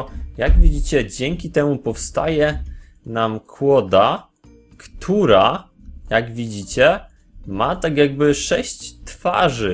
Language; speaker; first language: Polish; native; Polish